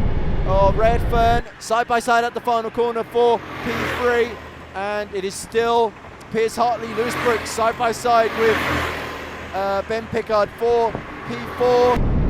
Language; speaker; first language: English; native; English